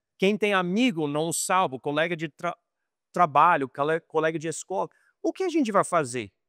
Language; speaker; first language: Portuguese; non-native, fluent; English